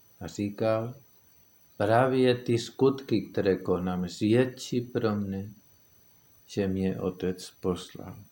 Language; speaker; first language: Czech; non-native, fluent; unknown